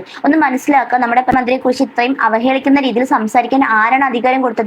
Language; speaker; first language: Malayalam; native; Malayalam